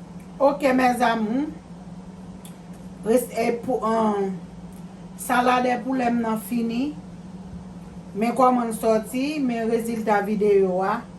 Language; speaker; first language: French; non-native, local second language; Haitian Creole